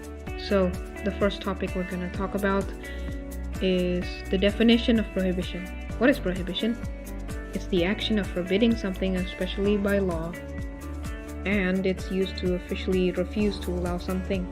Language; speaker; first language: English; non-native, learner; Indonesian